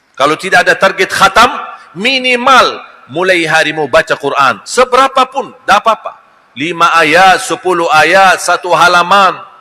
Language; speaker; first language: Malay; non-native, fluent; Arabic